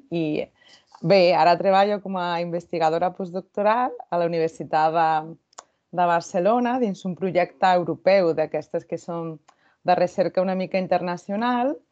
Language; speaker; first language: Catalan; non-native, local second language; Spanish